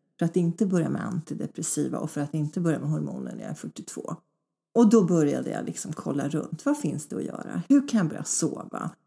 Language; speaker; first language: Swedish; early bilingual, other home language; Polish